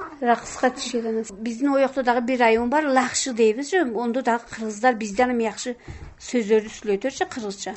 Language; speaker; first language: Kyrgyz; non-native, local second language; Tajik